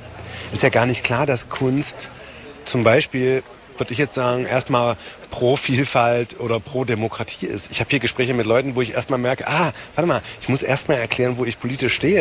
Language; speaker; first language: German; native; German